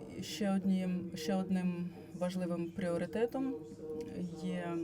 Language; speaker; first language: Ukrainian; non-native, fluent; Latvian